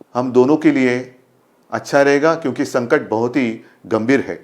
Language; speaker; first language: Hindi; non-native, local second language; Marathi